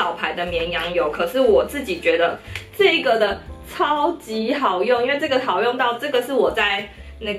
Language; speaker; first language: Chinese; native; Chinese